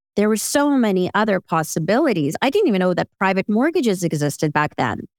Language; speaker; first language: English; early bilingual, other home language; Ukrainian